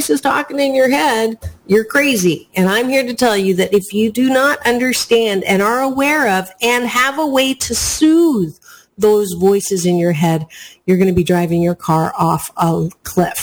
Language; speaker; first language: English; native; English